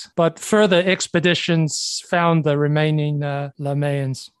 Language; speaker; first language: English; native; English